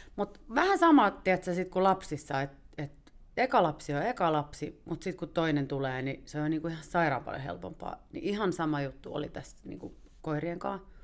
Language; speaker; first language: Finnish; native; Finnish